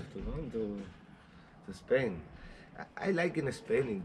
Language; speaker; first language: English; non-native, learner; Spanish